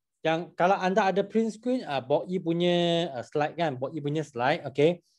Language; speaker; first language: Malay; non-native, local second language; Chinese